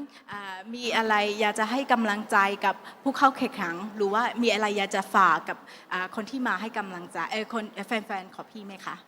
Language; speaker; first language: Thai; non-native, fluent; Burmese